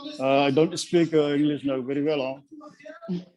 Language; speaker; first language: English; non-native, learner; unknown